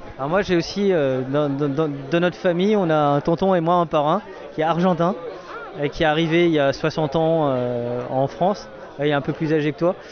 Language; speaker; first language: French; native; French